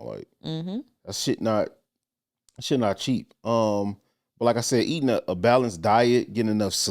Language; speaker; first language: English; native; English